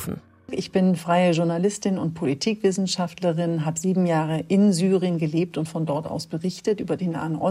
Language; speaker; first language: German; native; German